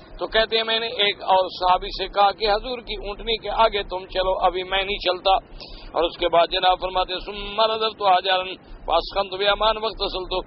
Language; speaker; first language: Urdu; native; Urdu